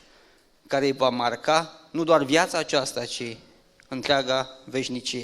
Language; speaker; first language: Romanian; native; Romanian